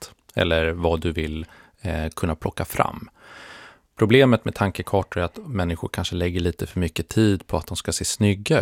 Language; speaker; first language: Swedish; native; Swedish